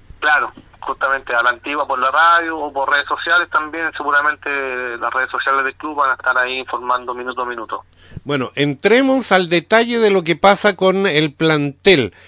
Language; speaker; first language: Spanish; native; Spanish